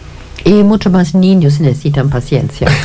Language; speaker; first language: Spanish; non-native, fluent; German